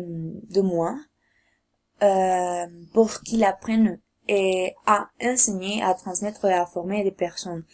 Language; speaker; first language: French; non-native, learner; Spanish